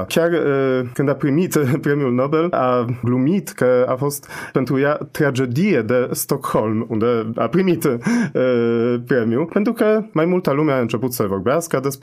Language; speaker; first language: Romanian; non-native, fluent; Polish